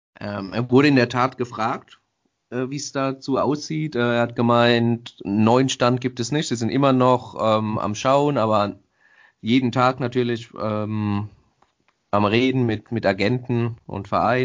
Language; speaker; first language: German; native; German